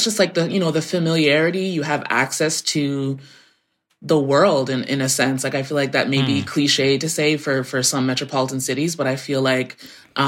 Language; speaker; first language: English; native; English